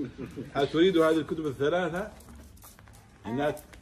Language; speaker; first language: Arabic; native; Arabic